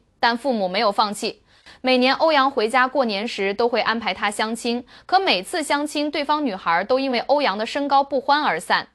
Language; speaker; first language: Chinese; native; Chinese